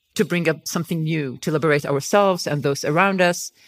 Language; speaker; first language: English; non-native, fluent; Hebrew